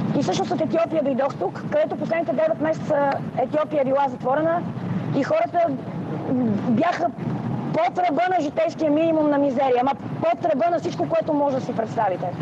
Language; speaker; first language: Bulgarian; native; Bulgarian